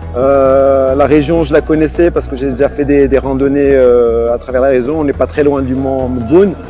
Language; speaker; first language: French; non-native, local second language; Arabic